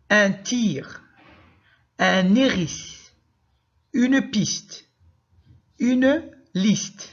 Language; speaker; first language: French; non-native, local second language; Arabic